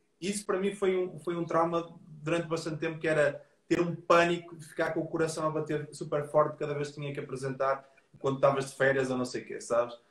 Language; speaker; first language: Portuguese; native; Portuguese